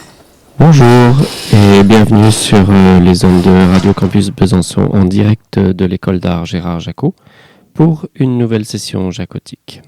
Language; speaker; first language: French; native; French